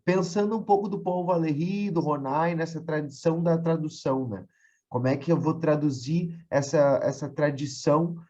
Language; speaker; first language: Portuguese; native; Portuguese